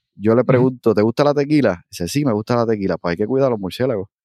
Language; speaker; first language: Spanish; native; Spanish